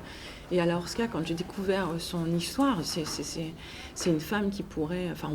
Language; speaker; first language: French; native; French